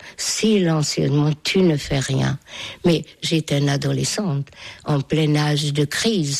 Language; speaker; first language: French; non-native, fluent; Hungarian